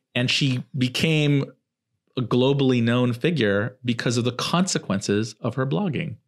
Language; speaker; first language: English; native; English